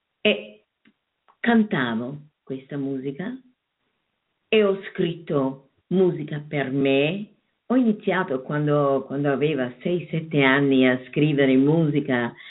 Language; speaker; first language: Italian; non-native, fluent; German